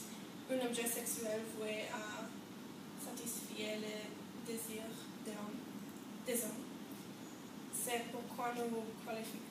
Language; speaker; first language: French; non-native, learner; English